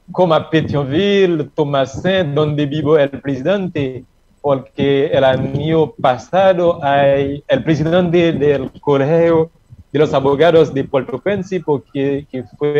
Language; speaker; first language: Spanish; non-native, learner; Haitian Creole